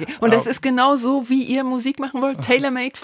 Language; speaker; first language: German; native; German